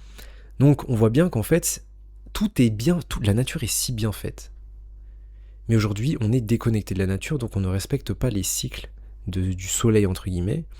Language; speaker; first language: French; native; French